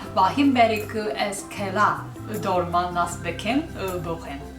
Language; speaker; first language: Kurdish; non-native, learner; Japanese